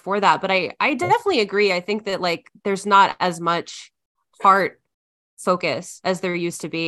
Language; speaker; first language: English; native; English